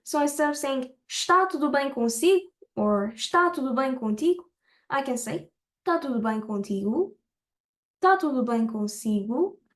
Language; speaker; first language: Portuguese; non-native, fluent; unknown